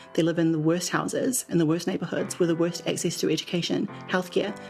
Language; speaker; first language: English; native; English